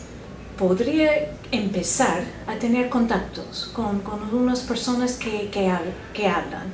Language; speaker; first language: Spanish; non-native, fluent; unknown